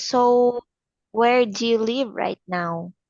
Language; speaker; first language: English; non-native, fluent; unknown